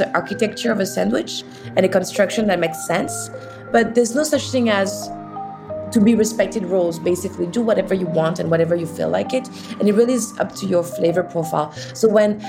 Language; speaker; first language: English; non-native, fluent; French